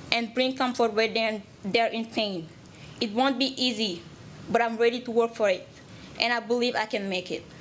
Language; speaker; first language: English; non-native, learner; Wolof